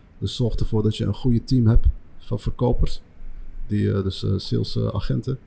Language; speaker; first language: Dutch; early bilingual, other home language; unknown